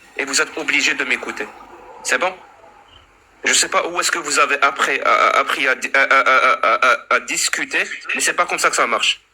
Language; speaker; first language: French; non-native, local second language; Arabic